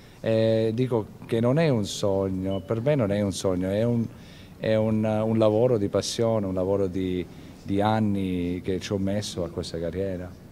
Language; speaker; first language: Italian; early bilingual, heritage; Italian